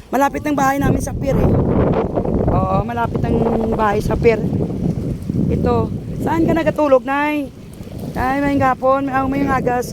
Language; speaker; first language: Filipino; non-native, local second language; Hiligaynon